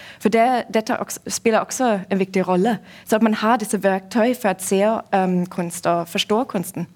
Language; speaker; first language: Norwegian; non-native, fluent; German